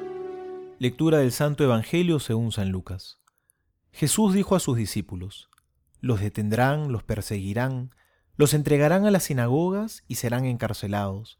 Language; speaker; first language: Spanish; native; Spanish